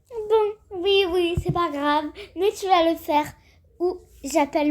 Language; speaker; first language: French; native; French